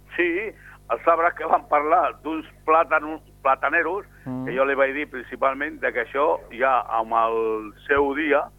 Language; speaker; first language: Catalan; non-native, local second language; Spanish